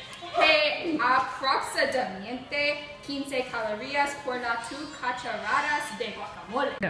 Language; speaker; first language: Spanish; non-native, learner; English